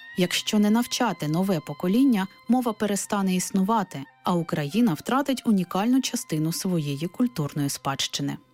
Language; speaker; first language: Ukrainian; native; Ukrainian